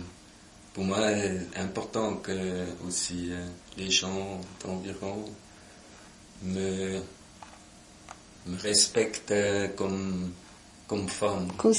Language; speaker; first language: French; non-native, local second language; German